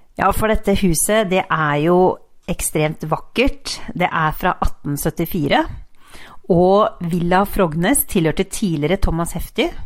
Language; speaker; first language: Norwegian; native; Norwegian